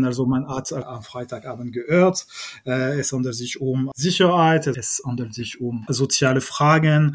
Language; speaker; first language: German; non-native, fluent; French